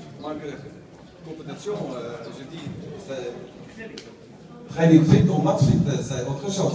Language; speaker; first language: French; non-native, learner; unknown